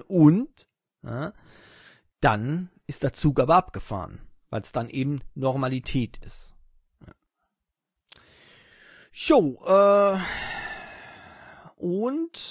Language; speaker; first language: German; native; German